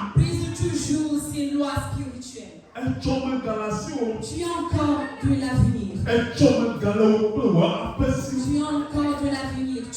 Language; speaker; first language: French; non-native, local second language; Ewe